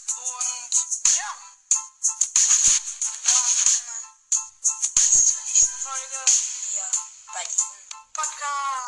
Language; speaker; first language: German; native; German